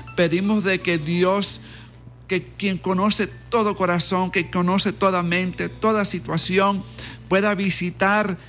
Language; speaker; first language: Spanish; early bilingual, heritage; Spanish